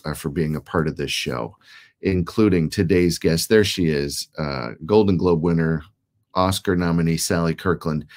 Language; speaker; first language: English; native; English